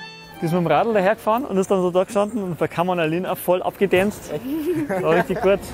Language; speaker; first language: German; native; German